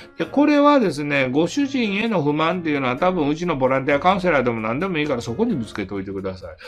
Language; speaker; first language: Japanese; native; Japanese